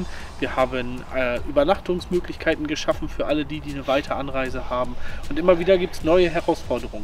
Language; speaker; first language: German; native; German